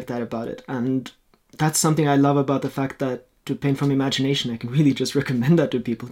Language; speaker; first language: English; non-native, fluent; Norwegian